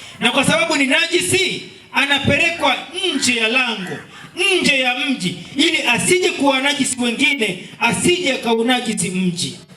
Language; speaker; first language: Swahili; non-native, local second language; Luo (Kenya and Tanzania)